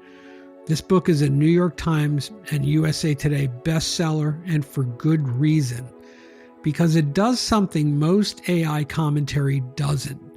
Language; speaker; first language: English; native; English